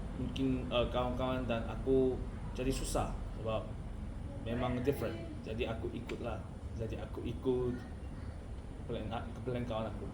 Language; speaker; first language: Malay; non-native, learner; Korean